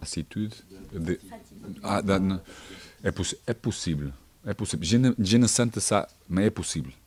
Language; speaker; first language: French; non-native, fluent; Portuguese